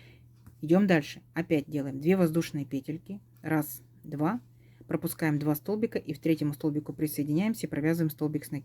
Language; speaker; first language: Russian; native; Russian